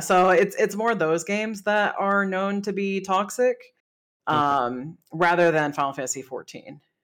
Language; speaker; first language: English; native; English